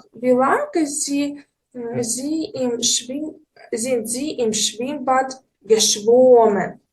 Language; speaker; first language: German; non-native, learner; Ukrainian